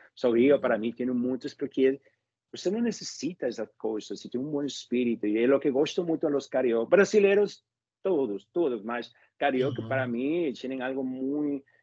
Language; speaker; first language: Portuguese; non-native, learner; Spanish